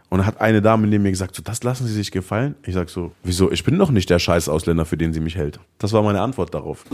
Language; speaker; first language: German; early bilingual, other home language; Arabic